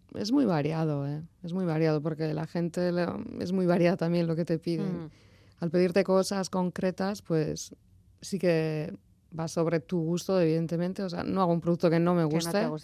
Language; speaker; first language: Spanish; native; Spanish